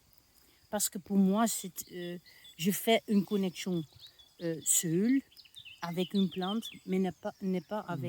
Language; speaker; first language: French; non-native, learner; Dutch